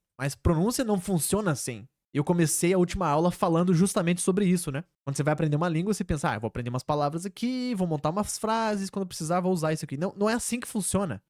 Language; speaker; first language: Portuguese; native; Portuguese